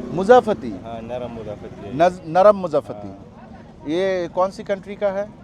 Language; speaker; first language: Hindi; non-native, learner; Bangla